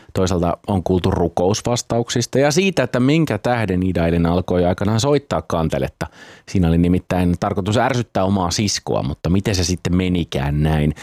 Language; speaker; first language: Finnish; native; Finnish